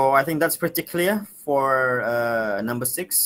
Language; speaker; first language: English; non-native, local second language; Malay